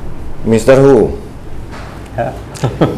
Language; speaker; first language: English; non-native, learner; Indonesian